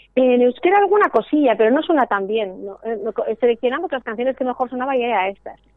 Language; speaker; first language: Spanish; native; Spanish